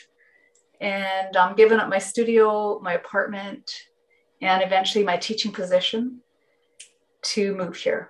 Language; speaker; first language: English; non-native, fluent; Finnish